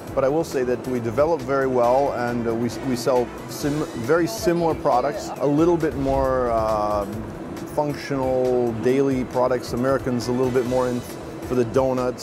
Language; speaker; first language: English; native; English